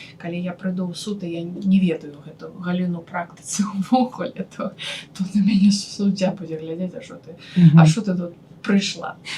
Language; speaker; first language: Belarusian; non-native, local second language; Russian